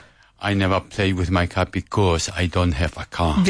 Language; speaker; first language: English; non-native, learner; Spanish